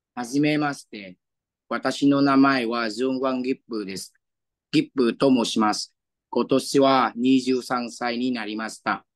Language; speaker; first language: Japanese; non-native, learner; Vietnamese